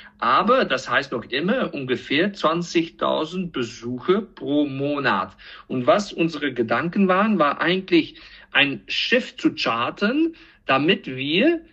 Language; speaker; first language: German; non-native, fluent; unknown